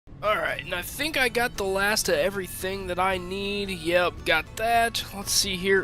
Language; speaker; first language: English; native; English